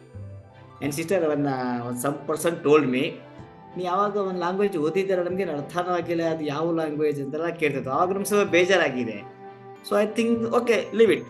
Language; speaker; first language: Kannada; non-native, local second language; Gujarati